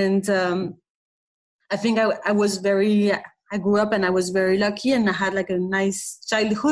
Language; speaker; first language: English; non-native, fluent; French